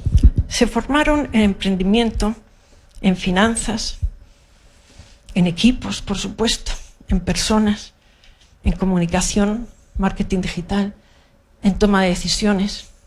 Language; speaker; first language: Spanish; native; Spanish